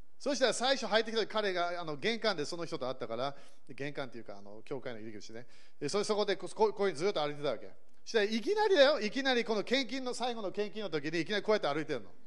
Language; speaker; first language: Japanese; early bilingual, other home language; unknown